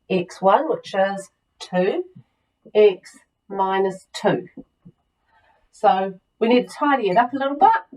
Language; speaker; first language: English; native; English